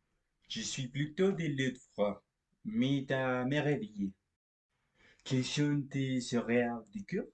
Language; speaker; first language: French; non-native, learner; Spanish